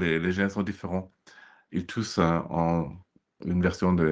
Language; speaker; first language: French; non-native, fluent; German